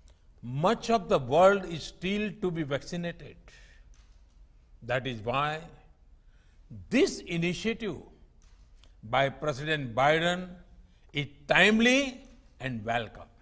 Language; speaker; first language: English; non-native, local second language; Gujarati